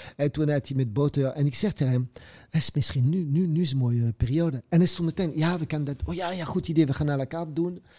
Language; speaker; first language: Dutch; non-native, fluent; French